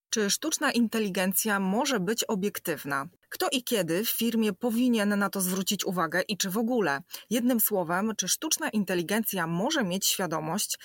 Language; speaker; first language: Polish; native; Polish